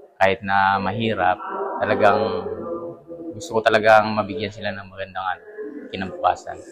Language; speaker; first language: Filipino; native; Filipino